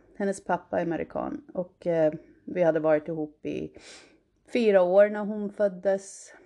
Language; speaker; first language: Swedish; early bilingual, heritage; Swedish